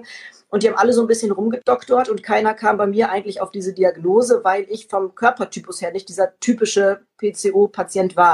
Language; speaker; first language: German; native; German